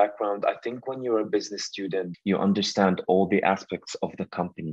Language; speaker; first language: English; non-native, fluent; Arabic